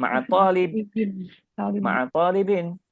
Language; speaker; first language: Arabic; non-native, fluent; Indonesian